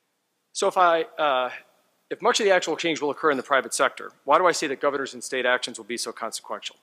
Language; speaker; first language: English; native; English